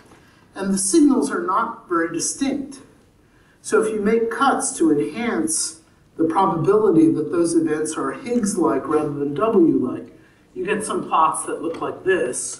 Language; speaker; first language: English; native; English